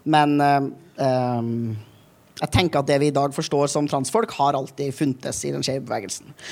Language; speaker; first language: Norwegian; native; Norwegian